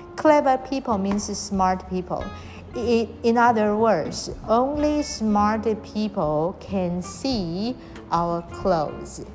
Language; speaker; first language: English; non-native, fluent; Chinese